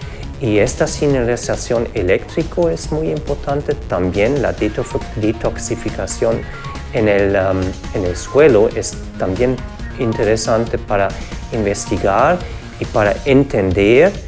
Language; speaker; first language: Spanish; non-native, fluent; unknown